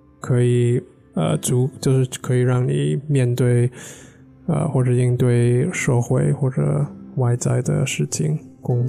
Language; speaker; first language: Chinese; non-native, fluent; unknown